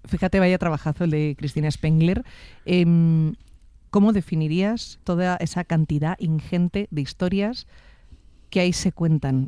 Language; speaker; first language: Spanish; native; Spanish